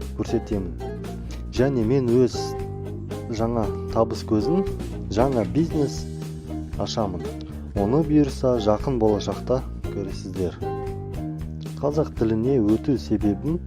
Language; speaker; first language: Kazakh; non-native, local second language; Russian